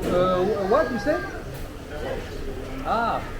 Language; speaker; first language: English; non-native, learner; French